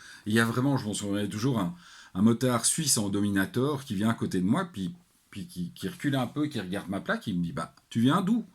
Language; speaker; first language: French; native; French